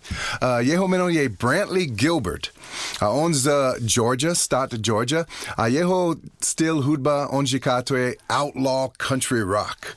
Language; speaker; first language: Czech; non-native, learner; English